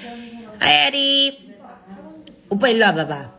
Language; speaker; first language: Korean; early bilingual, heritage; Korean